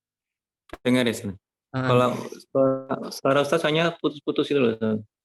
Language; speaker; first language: Indonesian; native; Indonesian